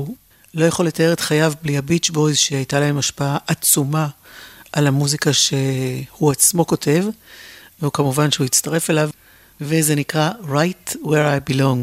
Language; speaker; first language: Hebrew; native; Hebrew